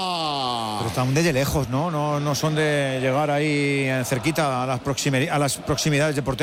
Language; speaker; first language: Spanish; native; Spanish